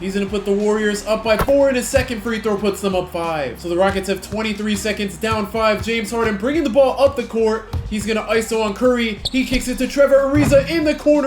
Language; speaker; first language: English; native; English